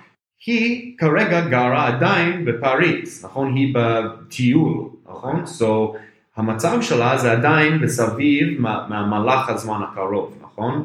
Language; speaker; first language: Hebrew; non-native, fluent; English